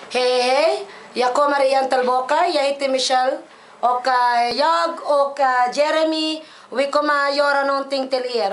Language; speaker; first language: Swedish; non-native, learner; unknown